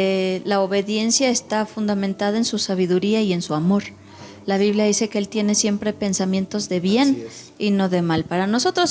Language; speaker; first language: Spanish; native; Spanish